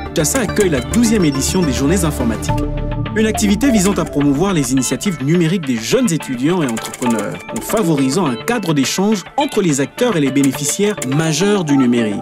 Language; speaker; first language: French; non-native, local second language; Lingala